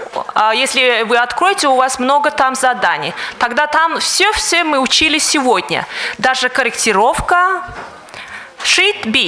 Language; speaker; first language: Russian; non-native, fluent; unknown